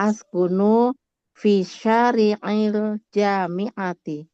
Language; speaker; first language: Arabic; non-native, learner; Indonesian